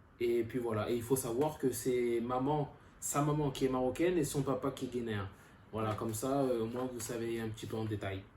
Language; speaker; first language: French; early bilingual, other home language; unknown